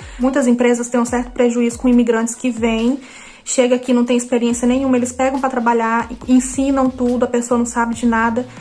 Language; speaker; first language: Portuguese; native; Portuguese